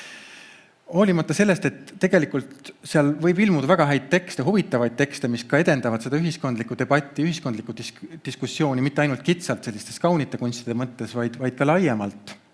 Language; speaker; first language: Estonian; native; Estonian